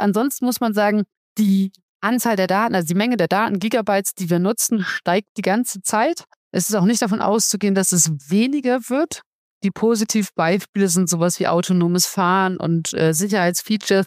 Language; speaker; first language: German; native; German